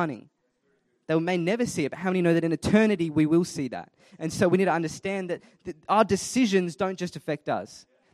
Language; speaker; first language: English; native; English